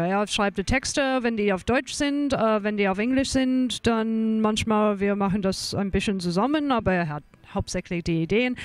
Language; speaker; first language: German; non-native, fluent; English